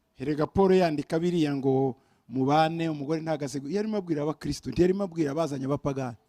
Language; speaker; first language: Kinyarwanda; early bilingual, heritage; Kinyarwanda